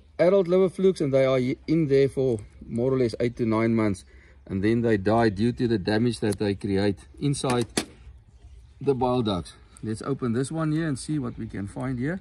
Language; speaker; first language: English; non-native, local second language; Afrikaans